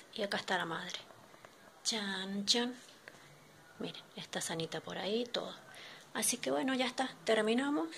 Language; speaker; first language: Spanish; native; Spanish